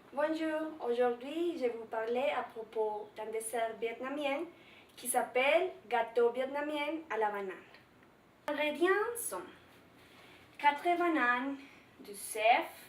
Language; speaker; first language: French; non-native, learner; Spanish